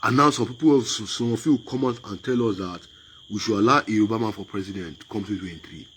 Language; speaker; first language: English; non-native, local second language; Yoruba